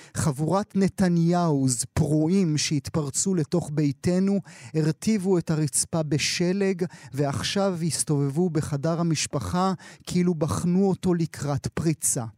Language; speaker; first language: Hebrew; native; Hebrew